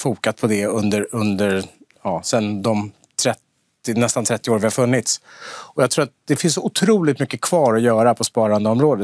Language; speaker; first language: Swedish; native; Swedish